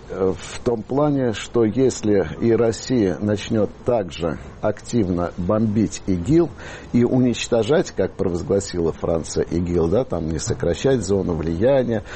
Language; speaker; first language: Russian; native; Russian